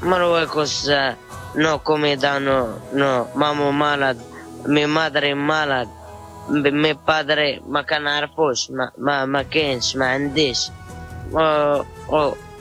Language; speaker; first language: Spanish; non-native, learner; Arabic